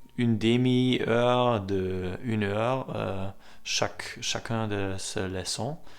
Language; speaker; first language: French; non-native, learner; German